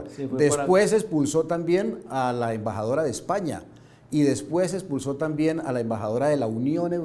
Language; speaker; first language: Spanish; native; Spanish